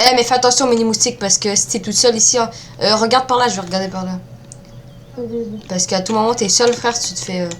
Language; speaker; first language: French; native; French